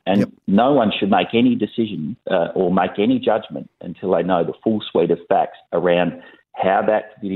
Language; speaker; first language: English; native; English